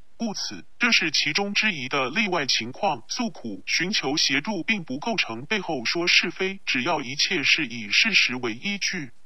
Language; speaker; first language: Chinese; non-native, local second language; Cantonese